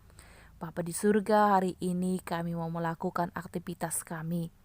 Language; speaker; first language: Malay; native; Malay